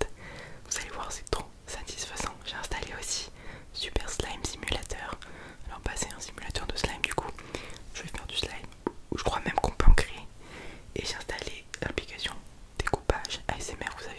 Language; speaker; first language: French; native; French